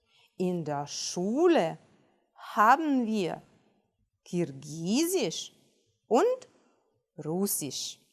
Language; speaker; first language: German; non-native, fluent; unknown